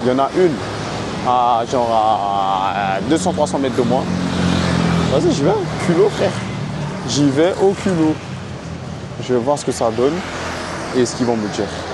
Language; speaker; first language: French; native; French